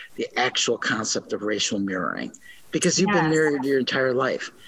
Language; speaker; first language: English; native; English